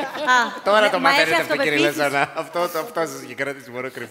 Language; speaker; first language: Greek; native; Greek